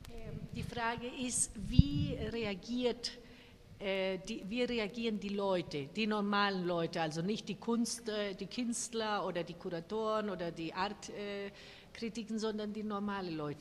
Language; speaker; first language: German; non-native, fluent; Spanish